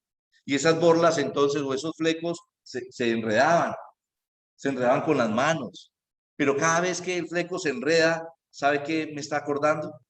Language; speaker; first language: Spanish; native; Spanish